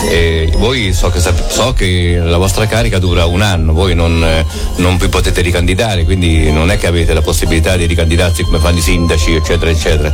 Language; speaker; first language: Italian; native; Italian